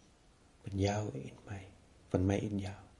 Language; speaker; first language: Dutch; non-native, fluent; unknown